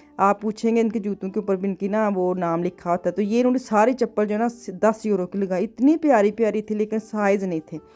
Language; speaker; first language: Urdu; non-native, local second language; Punjabi